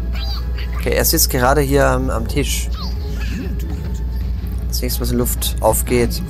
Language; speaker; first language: German; native; German